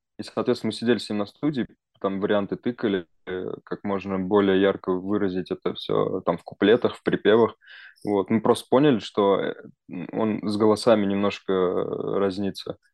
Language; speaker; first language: Russian; early bilingual, other home language; Armenian